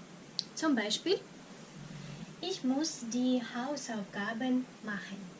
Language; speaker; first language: German; non-native, fluent; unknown